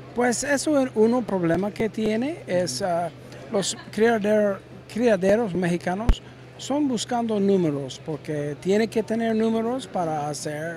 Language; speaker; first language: Spanish; non-native, learner; English